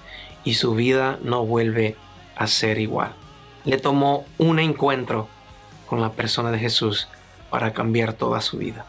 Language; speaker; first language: Spanish; native; Spanish